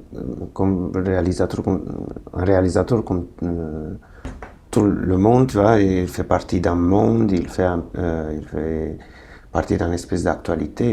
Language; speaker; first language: French; non-native, fluent; Romanian